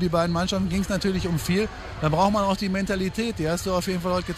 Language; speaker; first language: German; native; German